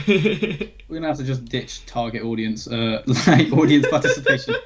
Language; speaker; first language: English; native; English